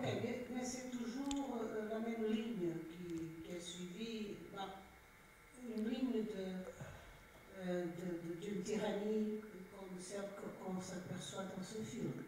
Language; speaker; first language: French; non-native, fluent; Portuguese